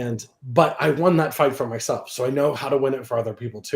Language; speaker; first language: English; native; English